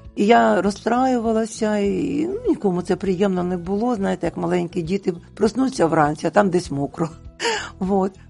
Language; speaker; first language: Ukrainian; non-native, local second language; Russian